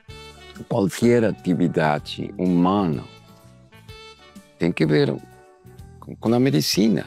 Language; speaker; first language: Portuguese; non-native, learner; Spanish